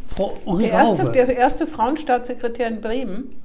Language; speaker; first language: German; native; German